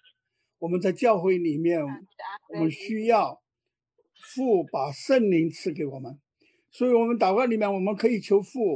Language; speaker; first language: Chinese; native; Chinese